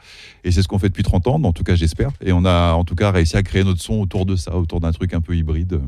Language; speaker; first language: French; early bilingual, other home language; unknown